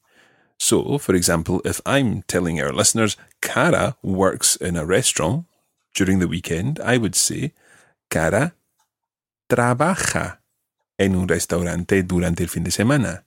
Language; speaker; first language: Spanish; non-native, fluent; English